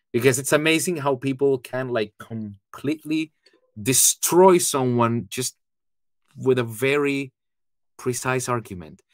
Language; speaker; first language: English; non-native, fluent; Spanish